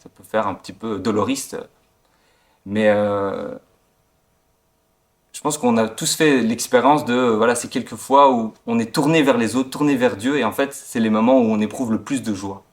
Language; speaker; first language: French; native; French